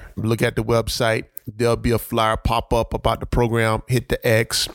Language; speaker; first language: English; native; English